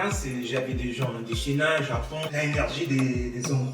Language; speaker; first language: French; non-native, learner; Kabuverdianu